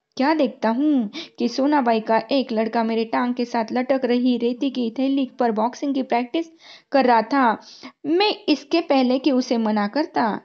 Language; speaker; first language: Hindi; non-native, local second language; Marathi